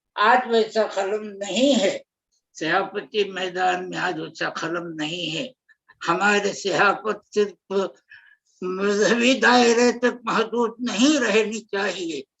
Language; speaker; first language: Urdu; native; Urdu